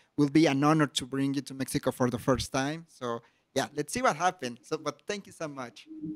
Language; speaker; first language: English; non-native, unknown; Spanish